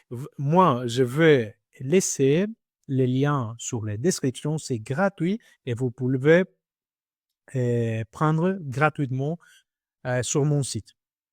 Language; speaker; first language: French; non-native, learner; Greek